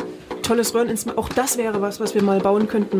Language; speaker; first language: German; native; German